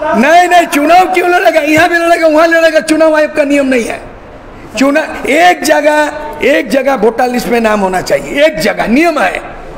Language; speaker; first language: Hindi; non-native, local second language; Santali